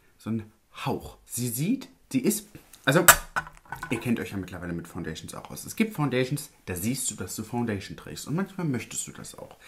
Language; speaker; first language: German; early bilingual, other home language; Italian